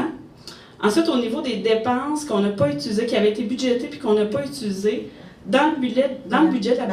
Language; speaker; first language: French; native; French